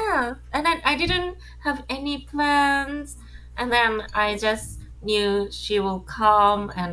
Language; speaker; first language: English; non-native, learner; Japanese